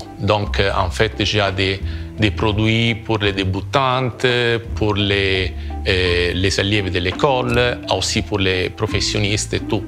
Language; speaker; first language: French; non-native, fluent; Italian